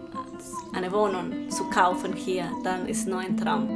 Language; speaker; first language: German; non-native, learner; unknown